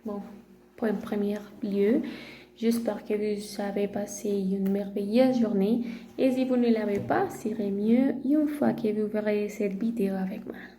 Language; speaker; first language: French; non-native, learner; Spanish